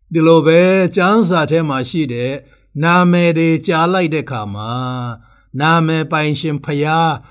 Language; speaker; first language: Burmese; non-native, local second language; Tedim Chin